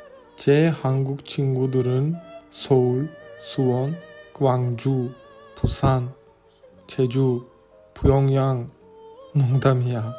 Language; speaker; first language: Korean; non-native, learner; Turkish